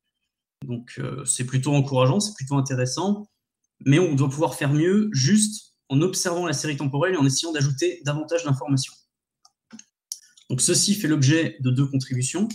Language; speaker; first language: French; native; French